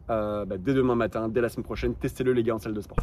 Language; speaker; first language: French; native; French